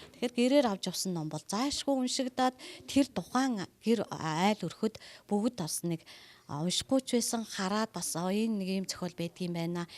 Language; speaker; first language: Mongolian; native; Mongolian